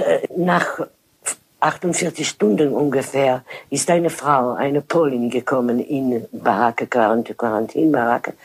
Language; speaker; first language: German; non-native, fluent; French